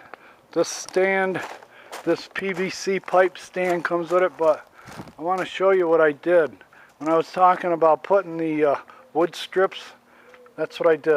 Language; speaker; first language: English; native; English